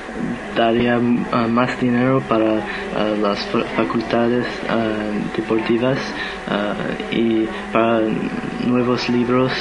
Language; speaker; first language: Spanish; non-native, learner; English